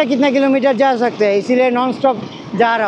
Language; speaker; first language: Hindi; non-native, learner; Bangla